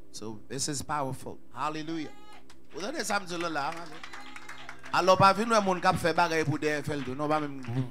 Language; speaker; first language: French; native; French